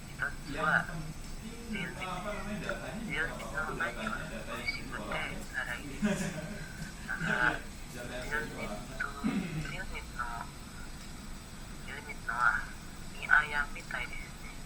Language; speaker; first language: Japanese; non-native, learner; Indonesian